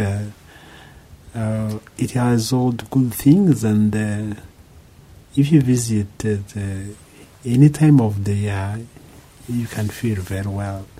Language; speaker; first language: English; non-native, local second language; Kinyarwanda